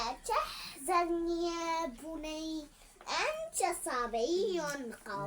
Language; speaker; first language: Arabic; native; Arabic